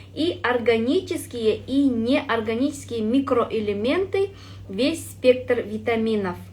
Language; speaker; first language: Russian; non-native, local second language; Kazakh